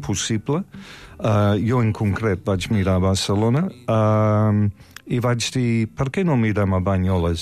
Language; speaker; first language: Catalan; non-native, fluent; English